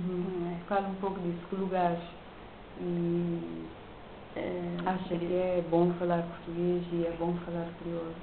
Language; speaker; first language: Portuguese; non-native, local second language; Kabuverdianu